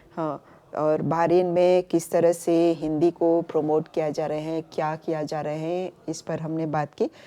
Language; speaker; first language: Hindi; non-native, local second language; Morisyen